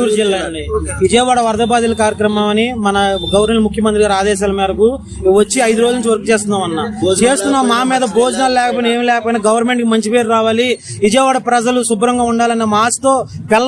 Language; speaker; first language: Telugu; native; Telugu